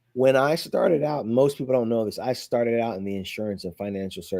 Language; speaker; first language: English; native; English